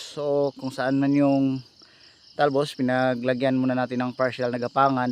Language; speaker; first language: Filipino; non-native, local second language; Cebuano